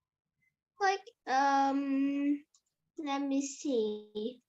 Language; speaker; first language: English; non-native, learner; Vietnamese